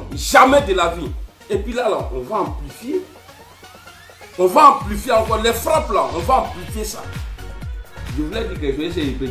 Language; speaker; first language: French; native; French